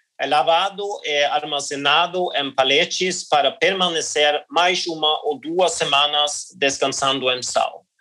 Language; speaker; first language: Portuguese; non-native, learner; Norwegian